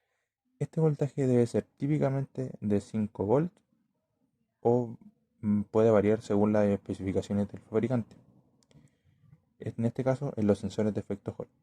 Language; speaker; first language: Spanish; native; Spanish